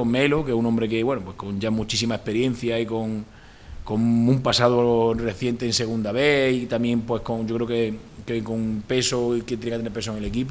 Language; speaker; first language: Spanish; native; Spanish